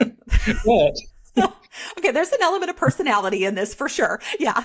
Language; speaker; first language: English; native; English